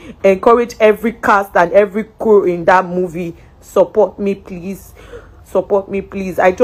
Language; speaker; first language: English; non-native, local second language; Yoruba